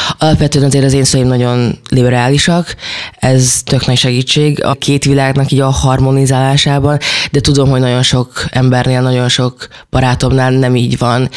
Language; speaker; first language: Hungarian; early bilingual, other home language; Chinese